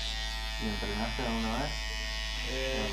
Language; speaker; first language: Spanish; native; Spanish